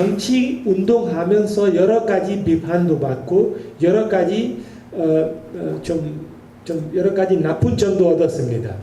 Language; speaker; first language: Korean; non-native, learner; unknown